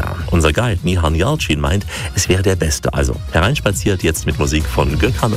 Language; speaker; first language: German; native; German